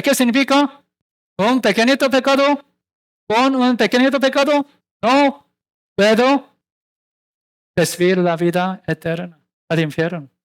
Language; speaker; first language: Spanish; non-native, learner; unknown